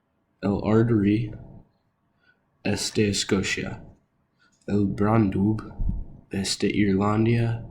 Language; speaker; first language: Spanish; non-native, learner; English